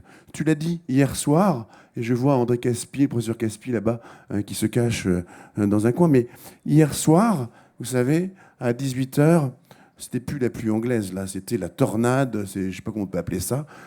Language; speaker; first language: French; native; French